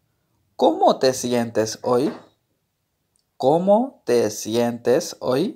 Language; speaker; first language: Spanish; non-native, learner; Urdu